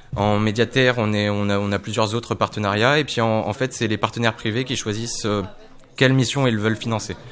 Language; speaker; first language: French; native; French